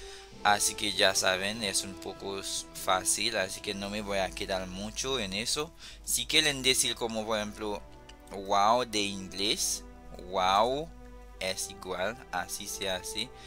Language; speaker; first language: Spanish; non-native, fluent; Haitian Creole